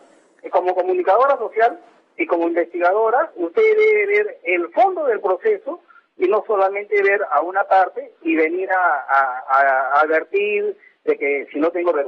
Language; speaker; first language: Spanish; native; Spanish